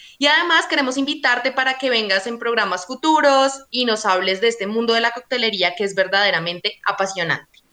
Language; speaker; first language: Spanish; native; Spanish